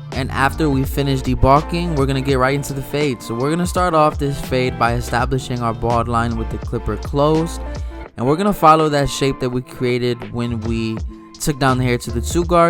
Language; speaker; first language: English; native; English